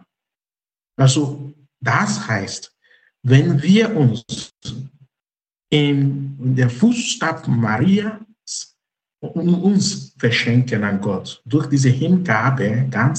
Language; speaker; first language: German; non-native, fluent; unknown